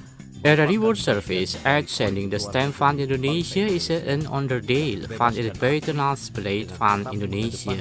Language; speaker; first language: Dutch; non-native, learner; Indonesian